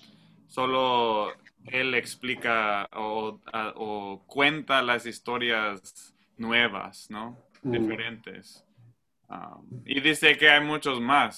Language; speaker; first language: Spanish; non-native, fluent; English